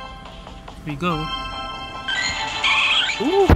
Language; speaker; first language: English; non-native, local second language; Malay